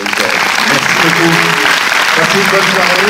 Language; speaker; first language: French; native; French